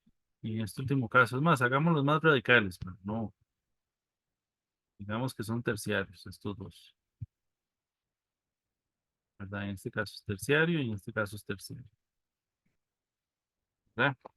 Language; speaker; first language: Spanish; native; Spanish